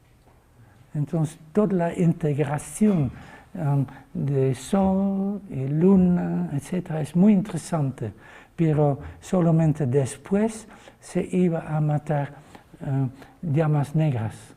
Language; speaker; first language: Spanish; non-native, fluent; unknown